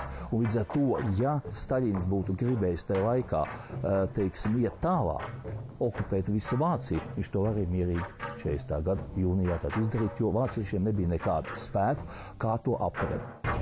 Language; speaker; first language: Latvian; native; Latvian